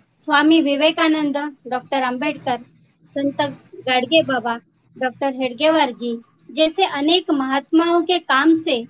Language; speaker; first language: Hindi; non-native, local second language; Marathi